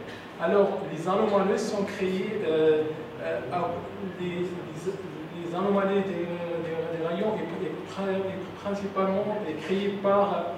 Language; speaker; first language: French; non-native, local second language; Arabic